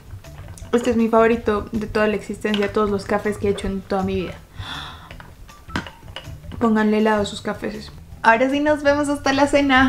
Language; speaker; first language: Spanish; native; Spanish